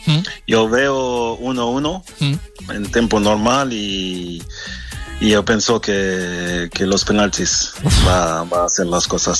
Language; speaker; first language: Spanish; non-native, fluent; French